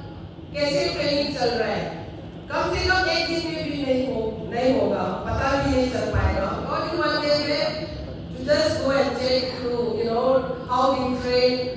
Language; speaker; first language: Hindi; non-native, local second language; Manipuri